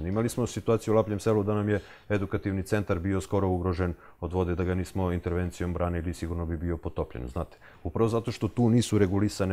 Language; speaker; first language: Serbian; native; Serbian